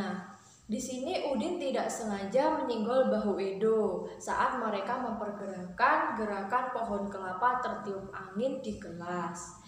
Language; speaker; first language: Indonesian; native; Indonesian